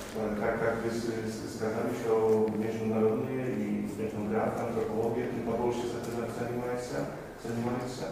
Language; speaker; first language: Russian; non-native, fluent; Polish